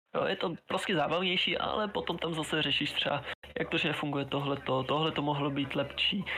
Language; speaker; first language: Czech; native; Czech